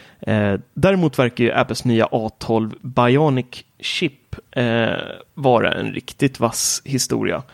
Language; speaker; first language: Swedish; native; Swedish